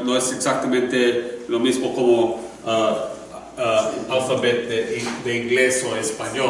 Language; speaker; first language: Spanish; non-native, learner; English